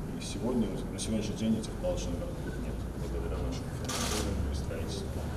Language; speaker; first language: Russian; non-native, local second language; Azerbaijani